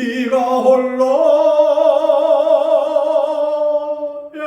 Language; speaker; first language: Korean; native; Korean